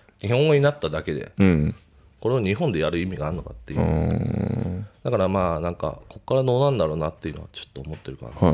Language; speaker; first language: Japanese; native; Japanese